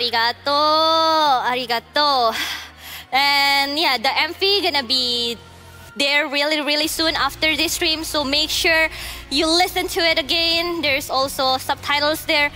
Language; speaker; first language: English; non-native, fluent; Indonesian